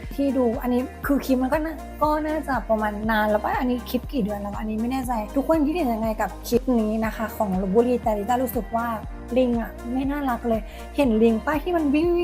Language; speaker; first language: Thai; native; Thai